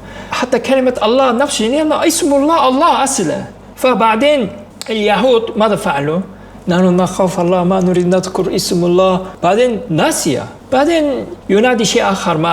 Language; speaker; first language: Arabic; non-native, fluent; Korean